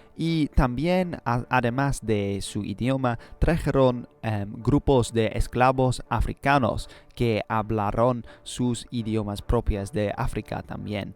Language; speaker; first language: Spanish; non-native, learner; English